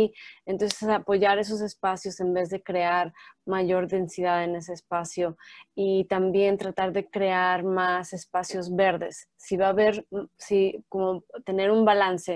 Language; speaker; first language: Spanish; early bilingual, heritage; Spanish